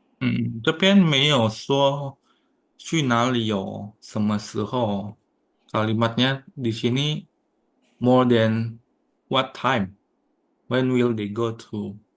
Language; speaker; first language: Chinese; non-native, fluent; Indonesian